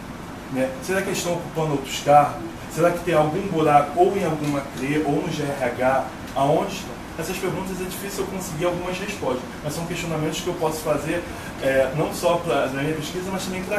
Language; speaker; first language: Portuguese; native; Portuguese